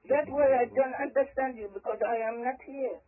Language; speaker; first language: English; early bilingual, other home language; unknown